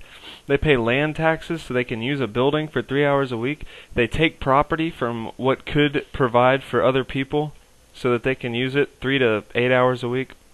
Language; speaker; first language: English; native; English